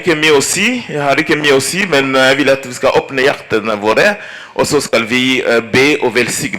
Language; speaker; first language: Swedish; non-native, learner; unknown